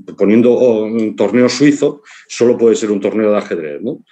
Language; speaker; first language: Spanish; native; Spanish